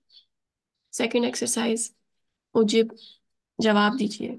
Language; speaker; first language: Urdu; native; Urdu